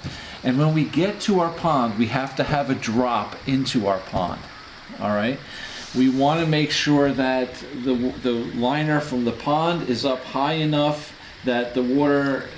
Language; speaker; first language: English; native; English